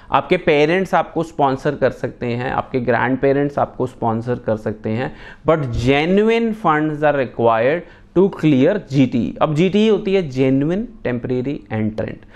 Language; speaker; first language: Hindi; non-native, local second language; Punjabi